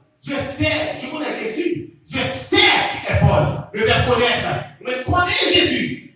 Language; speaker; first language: French; non-native, local second language; Haitian Creole